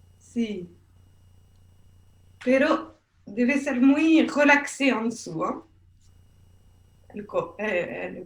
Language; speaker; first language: Spanish; non-native, learner; French